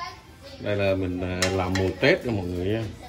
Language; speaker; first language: Vietnamese; non-native, local second language; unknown